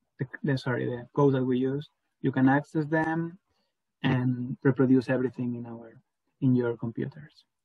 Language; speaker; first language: English; non-native, fluent; Spanish